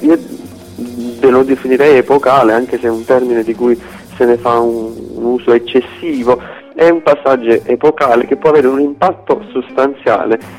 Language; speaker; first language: Italian; native; Italian